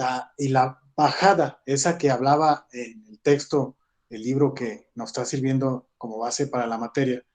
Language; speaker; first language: Spanish; native; Spanish